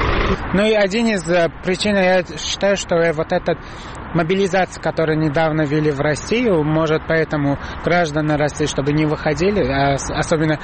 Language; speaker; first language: Russian; non-native, fluent; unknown